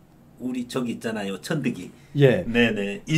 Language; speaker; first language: Korean; native; Korean